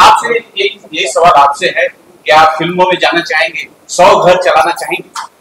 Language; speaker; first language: Hindi; native; Hindi